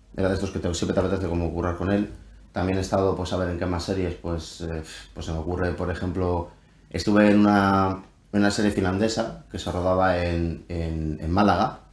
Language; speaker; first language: Spanish; native; Spanish